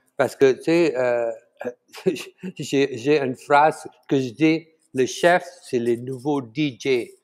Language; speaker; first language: French; non-native, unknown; Tamil